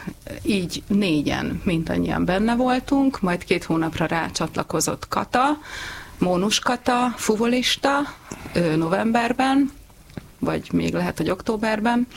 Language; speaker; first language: Hungarian; native; Hungarian